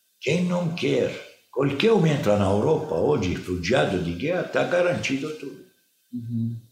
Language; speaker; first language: Portuguese; non-native, fluent; Arabic